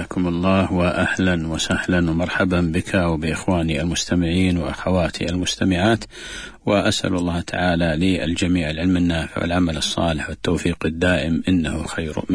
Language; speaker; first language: Arabic; native; Arabic